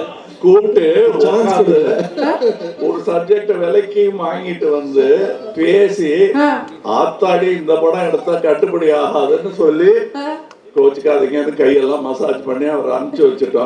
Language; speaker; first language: Tamil; native; Tamil